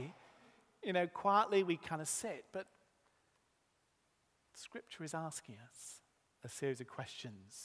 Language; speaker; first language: English; native; English